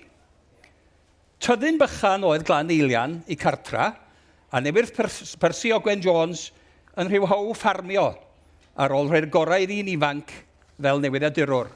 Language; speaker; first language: Welsh; native; Welsh